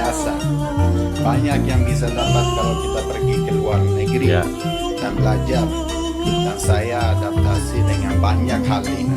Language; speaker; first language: Indonesian; non-native, fluent; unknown